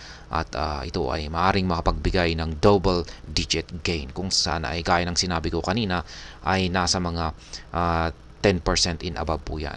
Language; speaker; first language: Filipino; native; Filipino